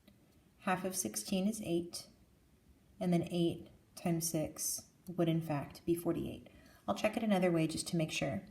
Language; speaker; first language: English; native; English